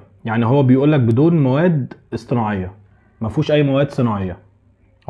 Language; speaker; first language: Arabic; native; Arabic